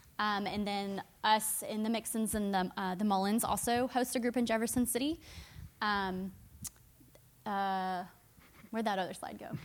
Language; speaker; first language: English; native; English